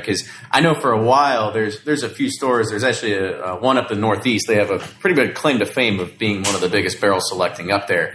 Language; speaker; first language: English; native; English